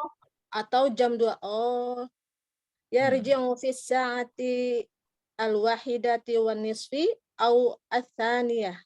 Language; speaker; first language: Arabic; non-native, learner; Indonesian